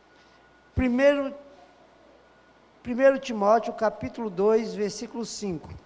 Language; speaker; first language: Portuguese; native; Portuguese